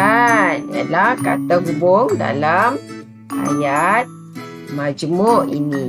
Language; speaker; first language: Malay; native; Malay